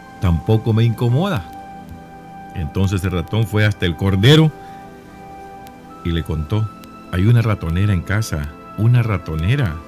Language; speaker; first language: Spanish; native; Spanish